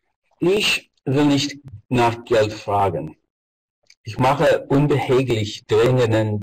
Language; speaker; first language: German; non-native, fluent; English